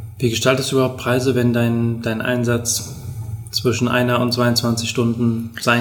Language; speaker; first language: German; native; German